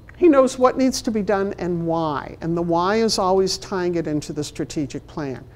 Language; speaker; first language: English; native; English